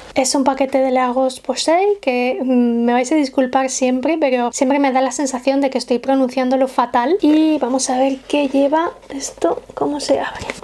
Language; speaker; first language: Spanish; native; Spanish